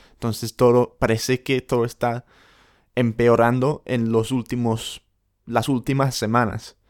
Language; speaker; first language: Spanish; non-native, fluent; English